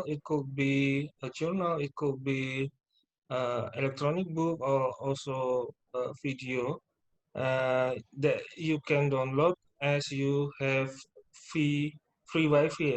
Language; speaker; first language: English; non-native, fluent; Indonesian